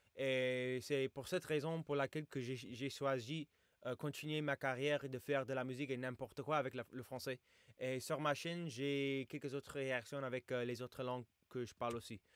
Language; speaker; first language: French; non-native, fluent; English